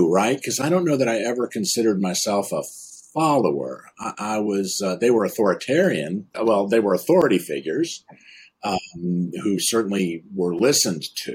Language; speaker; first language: English; native; English